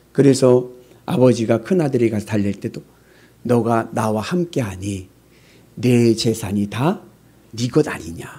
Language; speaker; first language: Korean; native; Korean